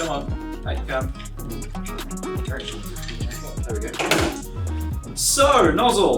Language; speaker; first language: English; native; English